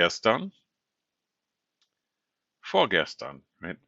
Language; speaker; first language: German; non-native, fluent; English